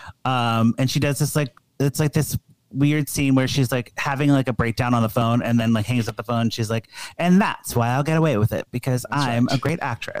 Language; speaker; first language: English; native; English